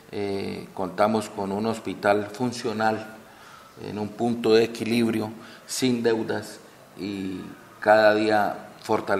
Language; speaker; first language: Spanish; native; Spanish